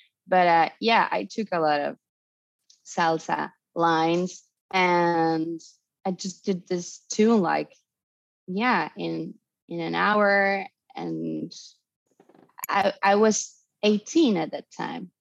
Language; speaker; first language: English; non-native, learner; Spanish